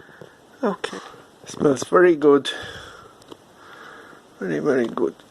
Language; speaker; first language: English; non-native, learner; Thai